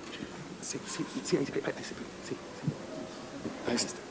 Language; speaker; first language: Spanish; native; Spanish